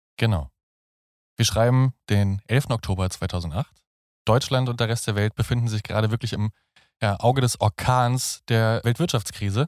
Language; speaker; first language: German; native; German